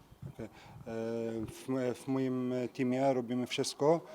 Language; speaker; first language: Polish; early bilingual, heritage; French